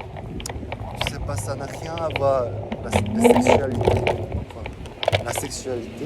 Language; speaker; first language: French; non-native, fluent; Korean